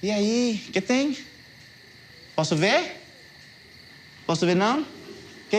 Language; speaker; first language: Portuguese; non-native, learner; English